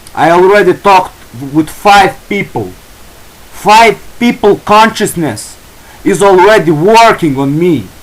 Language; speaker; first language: English; non-native, learner; Lithuanian